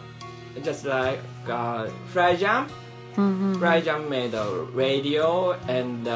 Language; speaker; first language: English; non-native, learner; Japanese